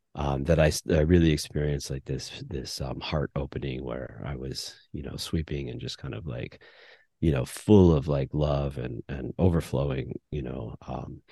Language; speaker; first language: English; native; English